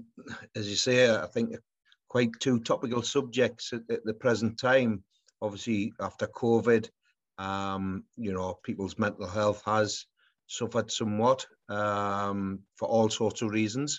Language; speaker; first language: English; native; English